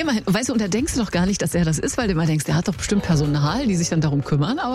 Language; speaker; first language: German; native; German